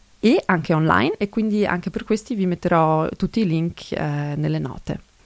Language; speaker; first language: Italian; non-native, local second language; German